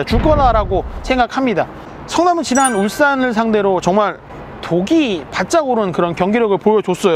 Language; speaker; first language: Korean; native; Korean